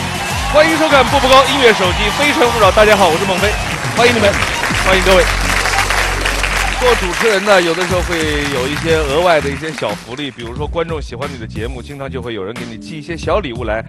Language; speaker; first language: Chinese; native; Chinese